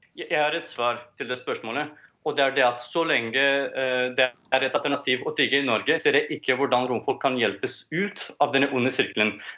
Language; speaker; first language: Norwegian; non-native, fluent; Romanian